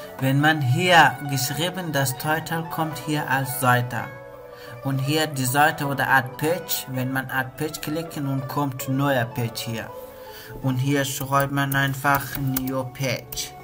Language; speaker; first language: German; non-native, learner; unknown